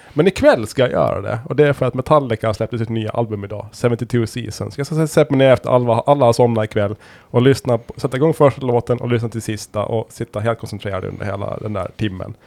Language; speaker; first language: Swedish; native; Swedish